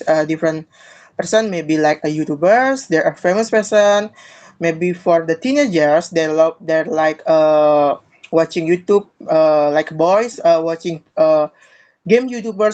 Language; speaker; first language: English; non-native, learner; Indonesian